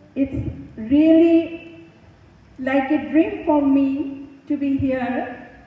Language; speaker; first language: English; non-native, local second language; Assamese